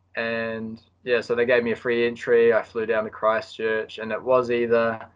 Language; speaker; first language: English; native; English